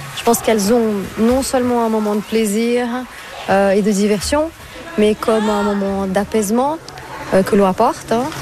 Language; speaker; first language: French; non-native, fluent; Portuguese